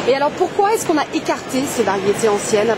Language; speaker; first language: French; native; French